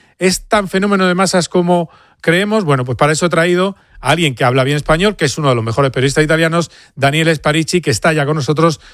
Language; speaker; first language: Spanish; native; Spanish